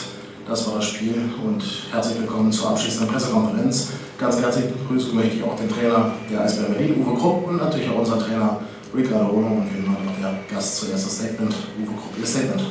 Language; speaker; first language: German; native; German